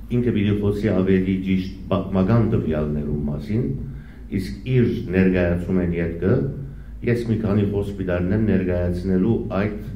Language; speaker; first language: Armenian; early bilingual, heritage; Armenian